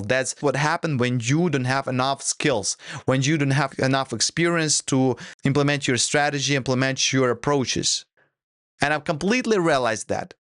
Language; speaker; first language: English; non-native, fluent; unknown